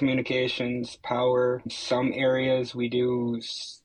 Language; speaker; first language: English; native; English